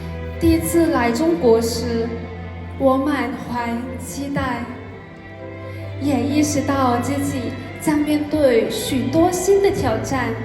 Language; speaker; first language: Chinese; non-native, fluent; Lao